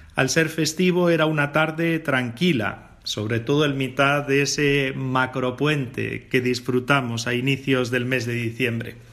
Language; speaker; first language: Spanish; native; Spanish